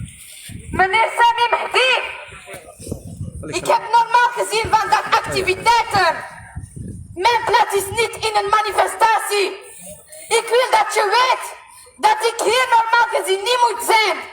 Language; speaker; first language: Dutch; early bilingual, other home language; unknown